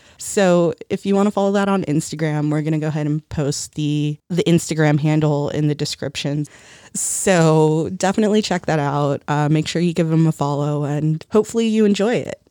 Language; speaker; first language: English; early bilingual, other home language; Spanish